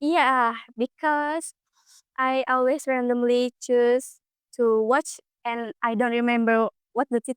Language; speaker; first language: English; non-native, learner; Indonesian